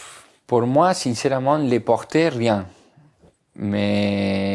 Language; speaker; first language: French; non-native, fluent; Spanish